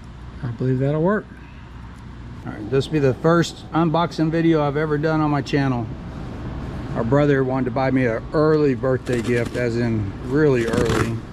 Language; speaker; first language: English; native; English